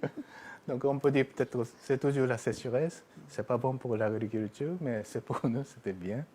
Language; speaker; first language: French; non-native, fluent; Japanese